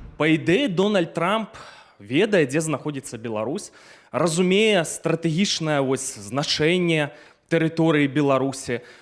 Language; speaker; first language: Belarusian; native; Belarusian